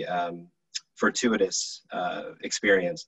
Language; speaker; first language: English; native; English